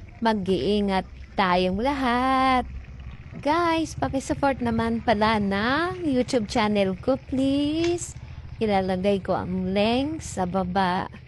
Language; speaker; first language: Filipino; non-native, local second language; Bikol